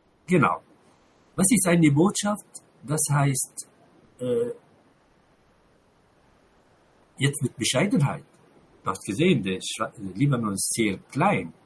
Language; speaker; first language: German; non-native, fluent; Arabic